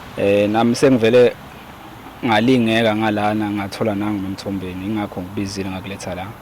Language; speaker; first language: Zulu; native; Zulu